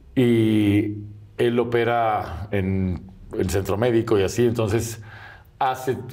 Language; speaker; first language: Spanish; native; Spanish